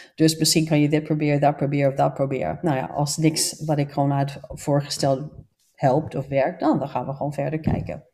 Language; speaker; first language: Dutch; non-native, fluent; English